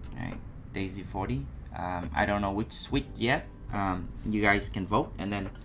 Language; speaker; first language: English; non-native, fluent; Vietnamese